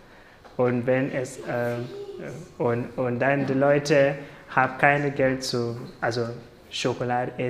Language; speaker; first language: German; non-native, learner; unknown